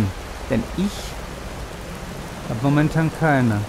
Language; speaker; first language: German; native; German